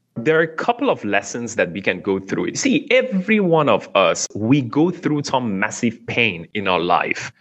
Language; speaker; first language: English; non-native, fluent; Persian